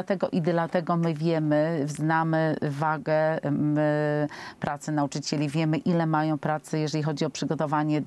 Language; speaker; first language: Polish; native; Polish